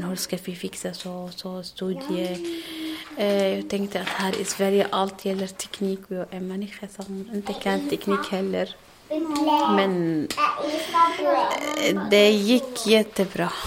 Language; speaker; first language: Swedish; non-native, learner; Arabic